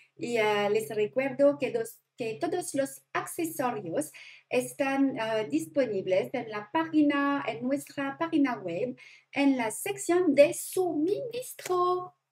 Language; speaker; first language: Spanish; non-native, learner; French